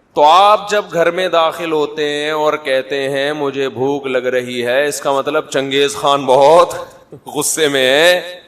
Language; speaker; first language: Urdu; native; Urdu